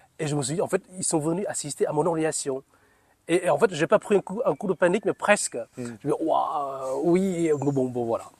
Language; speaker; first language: French; non-native, fluent; Vietnamese